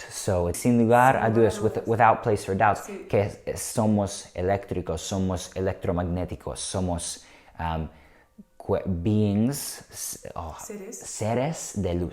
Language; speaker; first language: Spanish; non-native, learner; English